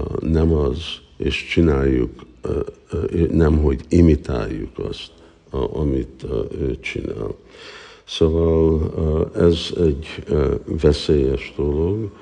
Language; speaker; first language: Hungarian; early bilingual, heritage; Hungarian